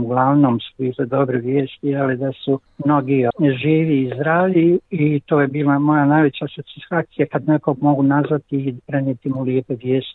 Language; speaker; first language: Croatian; native; Croatian